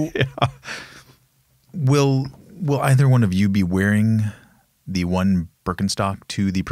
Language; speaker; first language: English; native; English